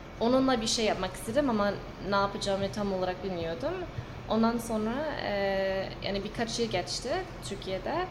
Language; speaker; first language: Turkish; early bilingual, heritage; English